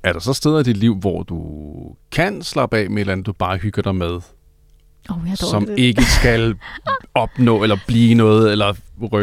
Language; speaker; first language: Danish; native; Danish